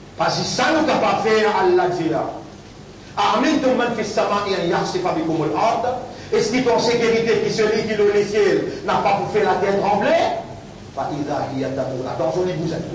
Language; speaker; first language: French; non-native, local second language; Morisyen